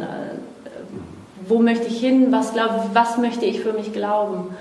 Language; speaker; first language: German; non-native, fluent; Portuguese